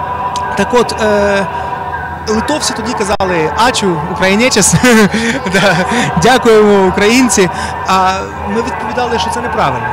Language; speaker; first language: Ukrainian; native; Ukrainian